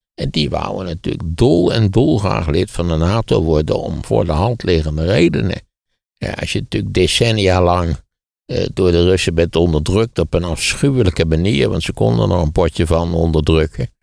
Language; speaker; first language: Dutch; native; Dutch